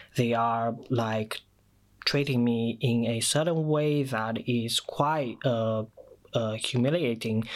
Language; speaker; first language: English; non-native, fluent; Chinese